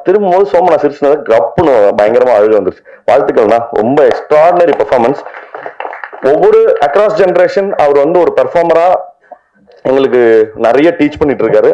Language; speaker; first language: Tamil; native; Tamil